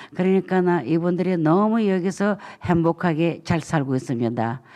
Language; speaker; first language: Korean; non-native, fluent; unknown